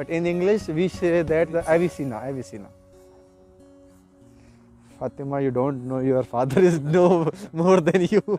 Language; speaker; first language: English; non-native, local second language; Hindi